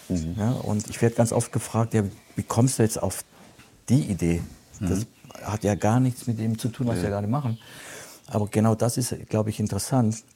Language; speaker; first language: German; early bilingual, other home language; Italian